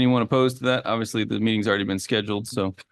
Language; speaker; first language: English; native; English